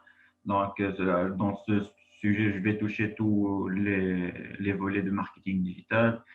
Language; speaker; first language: French; non-native, local second language; Arabic